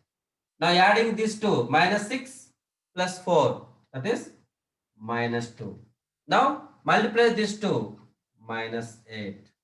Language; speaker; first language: English; non-native, local second language; Telugu